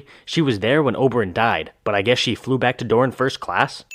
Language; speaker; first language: English; native; English